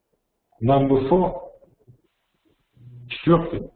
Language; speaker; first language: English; non-native, learner; Russian